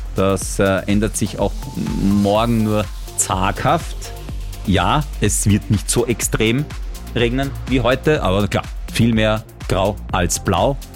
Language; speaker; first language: German; native; German